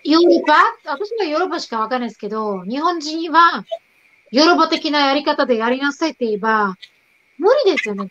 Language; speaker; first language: Japanese; non-native, fluent; Slovak